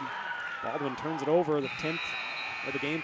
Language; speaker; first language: English; native; English